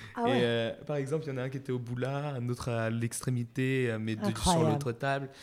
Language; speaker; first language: French; native; French